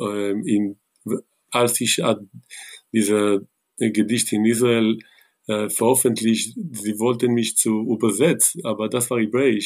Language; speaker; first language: German; non-native, learner; Hebrew